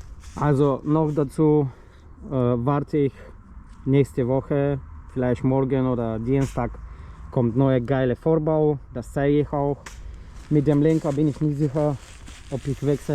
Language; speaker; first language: German; non-native, learner; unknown